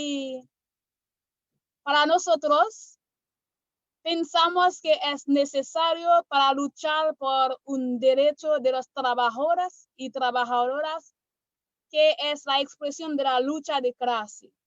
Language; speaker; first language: Spanish; non-native, learner; Haitian Creole